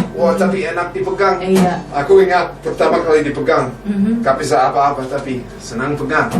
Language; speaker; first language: Indonesian; non-native, fluent; English